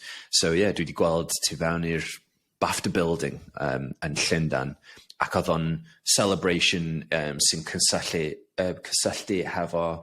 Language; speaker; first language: Welsh; non-native, local second language; English